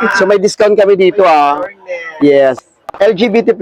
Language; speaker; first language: Filipino; native; Filipino